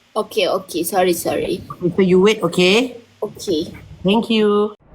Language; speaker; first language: English; non-native, learner; Malay